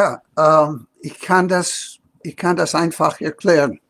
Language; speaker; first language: German; non-native, fluent; English